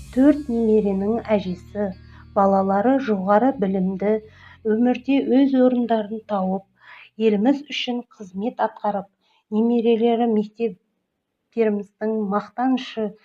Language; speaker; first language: Kazakh; non-native, local second language; Uyghur